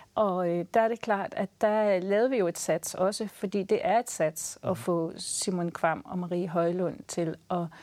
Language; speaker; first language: Danish; native; Danish